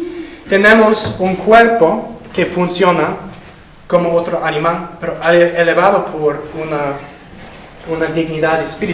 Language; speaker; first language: Spanish; non-native, fluent; English